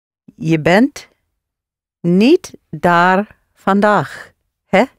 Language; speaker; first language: Dutch; non-native, learner; English